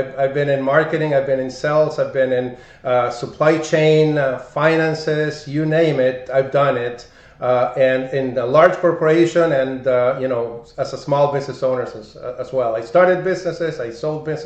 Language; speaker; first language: English; non-native, fluent; Spanish